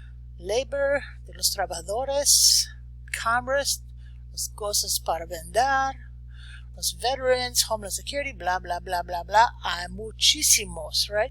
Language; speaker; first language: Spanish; non-native, learner; English